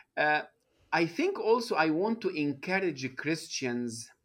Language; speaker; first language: English; non-native, fluent; Arabic